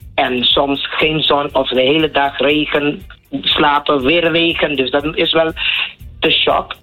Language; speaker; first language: Dutch; non-native, local second language; Papiamento